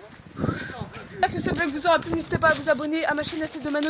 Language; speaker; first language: French; native; French